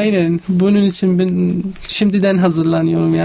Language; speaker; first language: Turkish; non-native, learner; Arabic